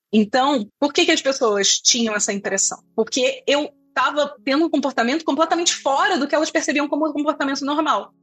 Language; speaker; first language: Portuguese; native; Portuguese